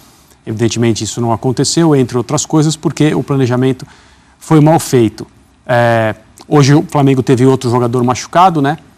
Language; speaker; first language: Portuguese; native; Portuguese